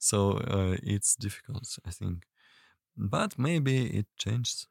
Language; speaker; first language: English; non-native, learner; Russian